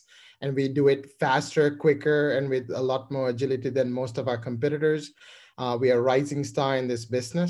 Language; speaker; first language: English; non-native, local second language; Sinhala